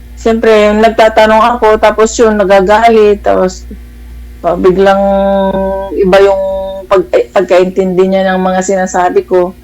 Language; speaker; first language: Filipino; non-native, local second language; Iloko